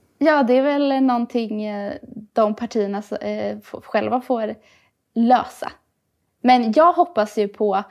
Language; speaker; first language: Swedish; early bilingual, other home language; Persian